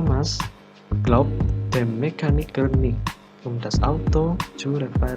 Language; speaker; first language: German; non-native, learner; Indonesian